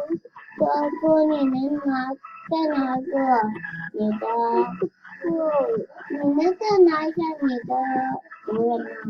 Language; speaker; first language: Chinese; early bilingual, heritage; Chinese